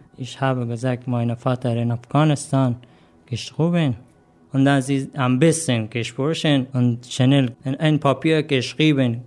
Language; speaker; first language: German; non-native, learner; Persian